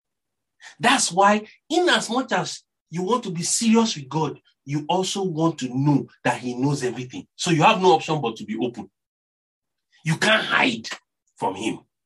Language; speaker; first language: English; non-native, local second language; Yoruba